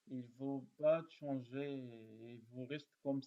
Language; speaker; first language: French; non-native, learner; Arabic